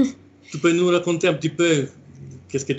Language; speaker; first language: French; non-native, fluent; Italian